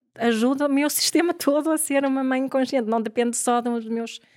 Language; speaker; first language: Portuguese; non-native, fluent; Swedish